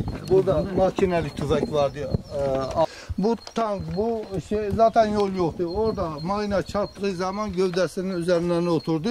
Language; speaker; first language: Turkish; non-native, local second language; Kurdish